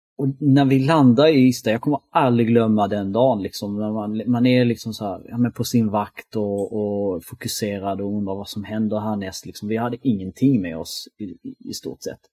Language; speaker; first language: Swedish; early bilingual, other home language; Albanian